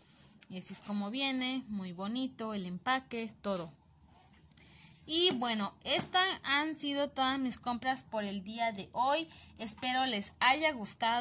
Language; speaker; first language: Spanish; native; Spanish